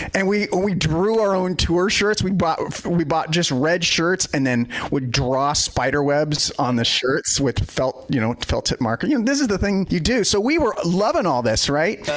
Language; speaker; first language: English; native; English